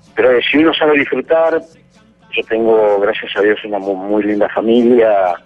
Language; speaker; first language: Spanish; native; Spanish